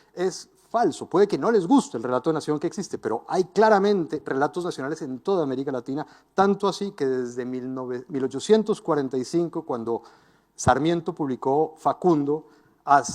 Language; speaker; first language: Spanish; native; Spanish